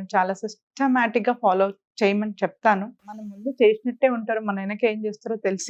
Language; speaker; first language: Telugu; native; Telugu